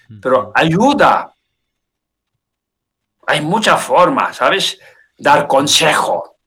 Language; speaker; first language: Spanish; non-native, learner; Tibetan